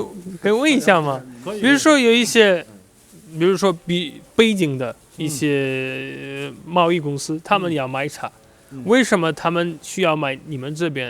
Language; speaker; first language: Chinese; non-native, fluent; Russian